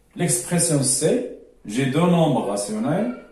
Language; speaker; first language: French; non-native, local second language; Arabic